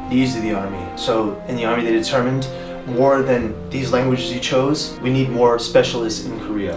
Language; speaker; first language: English; native; English